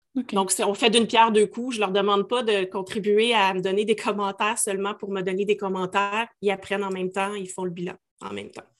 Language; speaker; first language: French; native; French